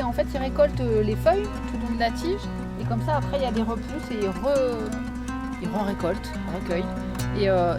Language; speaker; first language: French; native; French